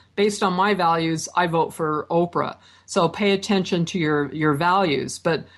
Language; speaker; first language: English; native; English